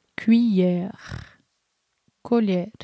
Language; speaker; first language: French; non-native, learner; Portuguese